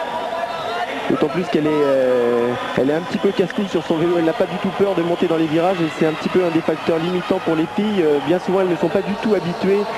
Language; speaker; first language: French; native; French